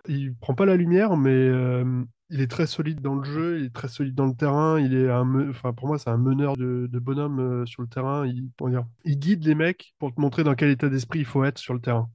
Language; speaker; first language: French; native; French